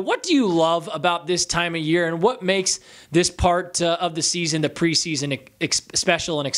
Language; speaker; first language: English; native; English